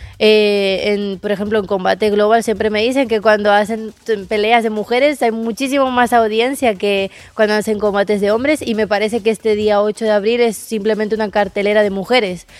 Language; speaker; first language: Spanish; native; Spanish